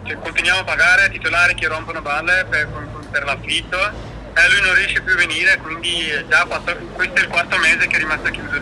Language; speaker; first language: Italian; non-native, fluent; Bangla